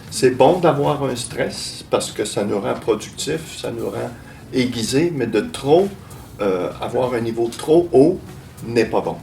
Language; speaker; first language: French; native; French